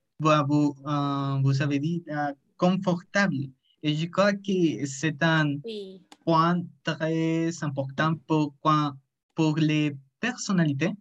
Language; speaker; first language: French; non-native, learner; Spanish